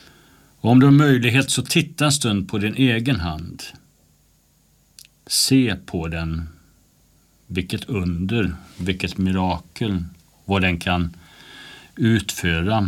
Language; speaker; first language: Swedish; native; Swedish